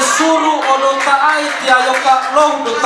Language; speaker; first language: Finnish; non-native, fluent; Kinyarwanda